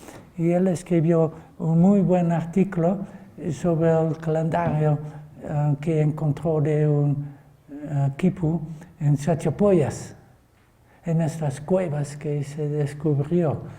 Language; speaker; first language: Spanish; non-native, fluent; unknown